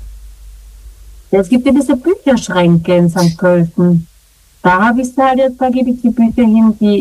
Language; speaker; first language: German; native; German